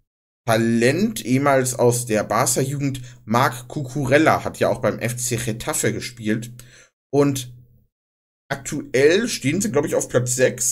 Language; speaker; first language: German; native; German